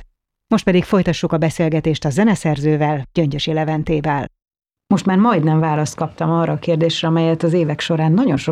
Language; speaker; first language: Hungarian; native; Hungarian